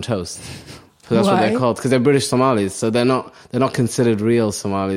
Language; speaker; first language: English; early bilingual, other home language; Somali